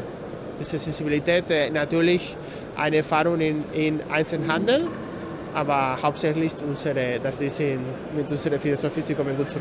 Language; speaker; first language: German; non-native, fluent; Spanish